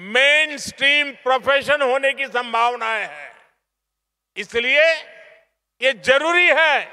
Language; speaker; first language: Hindi; non-native, local second language; Gujarati